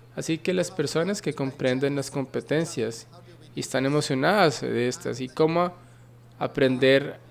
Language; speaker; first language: Spanish; non-native, fluent; Finnish